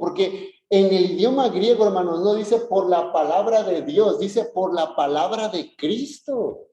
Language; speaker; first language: Spanish; native; Spanish